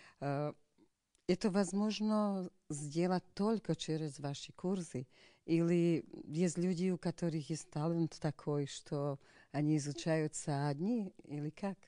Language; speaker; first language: Russian; non-native, learner; Slovak